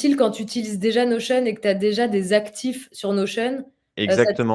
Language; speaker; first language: French; native; French